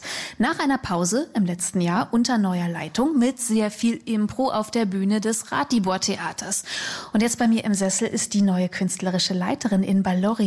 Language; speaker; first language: German; native; German